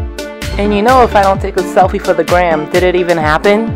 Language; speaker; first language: English; native; English